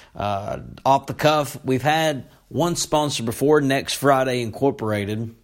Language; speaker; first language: English; native; English